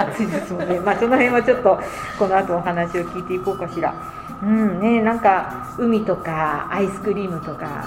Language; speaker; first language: Japanese; native; Japanese